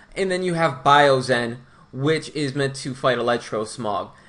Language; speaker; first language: English; non-native, fluent; Portuguese